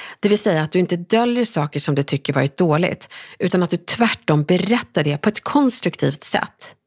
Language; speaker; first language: Swedish; native; Swedish